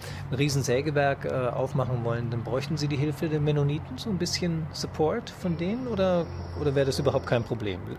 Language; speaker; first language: German; native; German